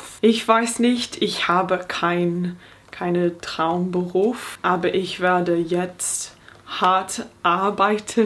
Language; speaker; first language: German; non-native, learner; English